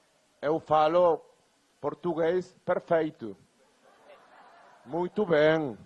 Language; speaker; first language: Portuguese; non-native, learner; Spanish